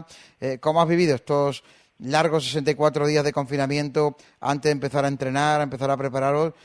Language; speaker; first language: Spanish; native; Spanish